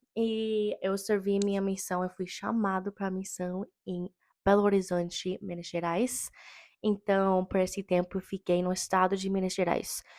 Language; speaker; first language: Portuguese; non-native, fluent; English